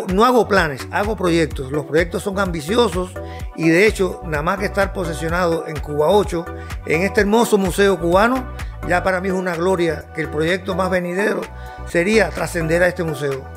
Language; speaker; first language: Spanish; native; Spanish